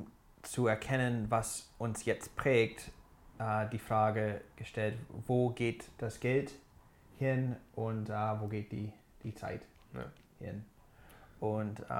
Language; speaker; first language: German; non-native, fluent; English